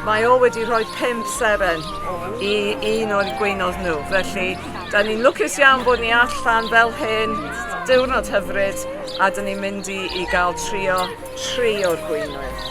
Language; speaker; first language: Welsh; native; Welsh